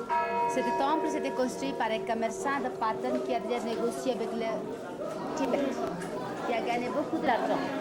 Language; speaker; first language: French; non-native, fluent; Nepali